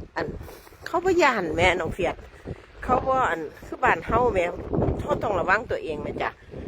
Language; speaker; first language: Thai; native; Thai